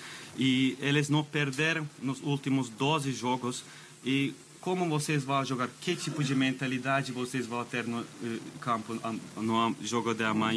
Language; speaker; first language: Portuguese; non-native, fluent; Turkish